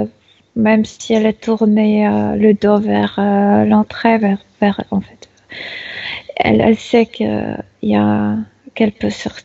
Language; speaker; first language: French; non-native, fluent; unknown